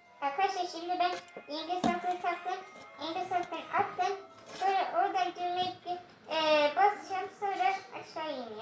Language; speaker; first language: Turkish; early bilingual, heritage; Turkish